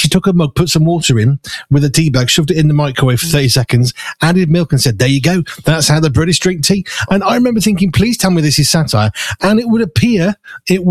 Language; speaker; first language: English; native; English